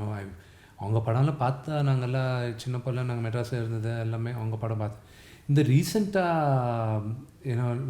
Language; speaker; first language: Tamil; non-native, local second language; Telugu